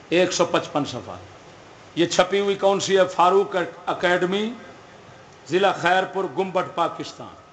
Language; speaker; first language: Urdu; non-native, local second language; Punjabi